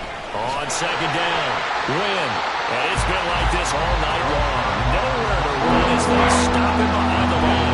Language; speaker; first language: English; native; English